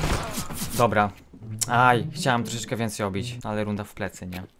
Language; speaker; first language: Polish; native; Polish